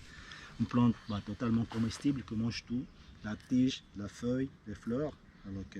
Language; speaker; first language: French; native; French